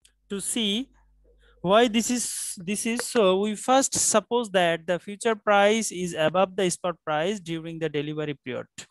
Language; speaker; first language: English; non-native, local second language; Bangla